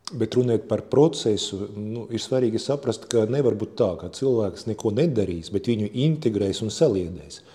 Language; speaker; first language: Latvian; non-native, local second language; Russian